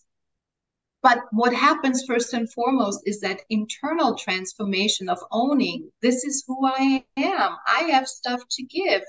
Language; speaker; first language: English; non-native, fluent; German